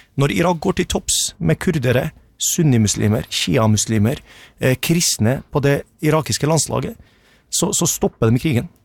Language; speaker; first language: Norwegian; early bilingual, other home language; Arabic